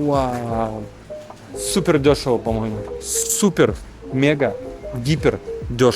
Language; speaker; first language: Russian; native; Russian